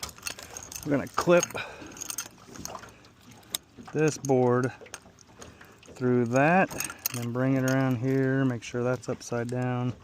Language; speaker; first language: English; native; English